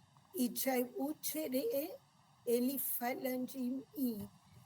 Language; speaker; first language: Portuguese; non-native, fluent; Spanish